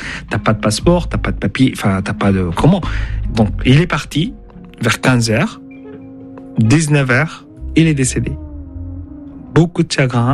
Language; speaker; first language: French; non-native, fluent; Arabic